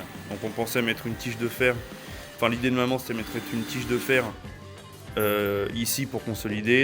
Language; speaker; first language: French; native; French